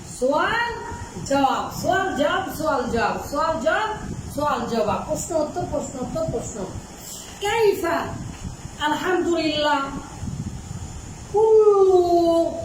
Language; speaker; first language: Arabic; non-native, fluent; Bangla